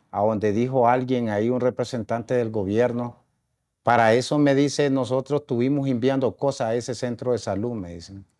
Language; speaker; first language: Spanish; native; Spanish